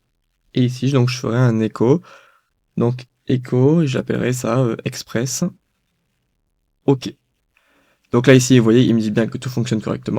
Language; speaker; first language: French; native; French